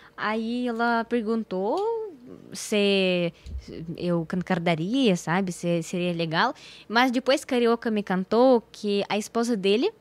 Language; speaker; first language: Portuguese; non-native, fluent; Russian